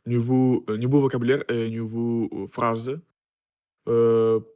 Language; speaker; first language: French; non-native, learner; Russian